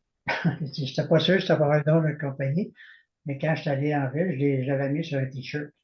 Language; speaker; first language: French; native; French